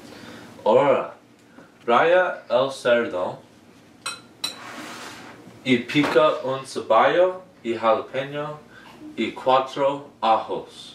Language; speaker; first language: Spanish; non-native, learner; English